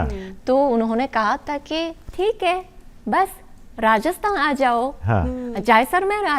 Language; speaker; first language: Hindi; non-native, learner; Japanese